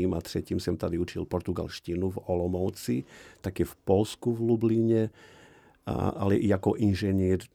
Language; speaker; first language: Czech; non-native, fluent; Portuguese